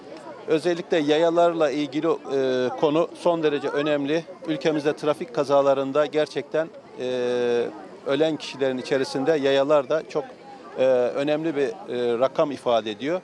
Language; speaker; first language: Turkish; native; Turkish